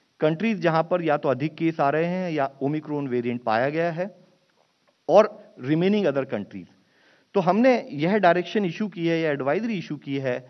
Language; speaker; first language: Hindi; native; Hindi